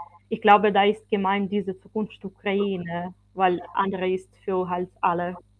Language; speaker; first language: German; non-native, fluent; Ukrainian